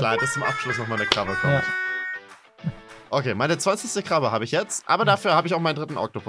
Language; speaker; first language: German; native; German